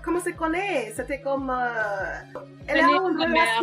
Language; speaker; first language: French; non-native, fluent; English